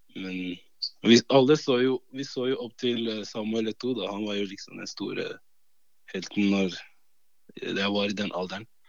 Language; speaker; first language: Norwegian; early bilingual, other home language; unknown